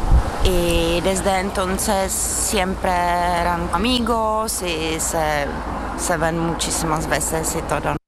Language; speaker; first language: Spanish; non-native, fluent; Czech